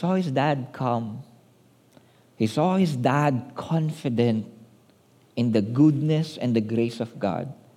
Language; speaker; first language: English; non-native, local second language; Filipino